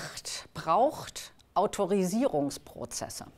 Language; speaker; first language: German; native; German